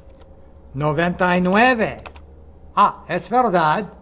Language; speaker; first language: Spanish; non-native, fluent; English